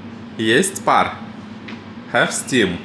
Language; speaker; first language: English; non-native, learner; Russian